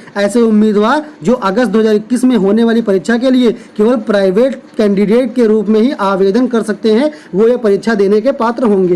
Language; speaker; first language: Hindi; native; Hindi